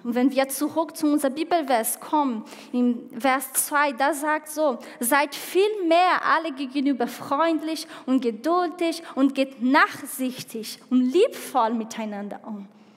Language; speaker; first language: German; non-native, fluent; Portuguese